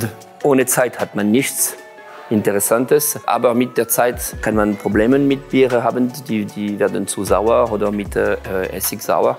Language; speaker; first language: German; non-native, local second language; French